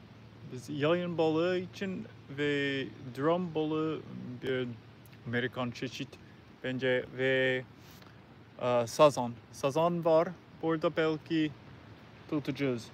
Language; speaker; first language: Turkish; non-native, learner; English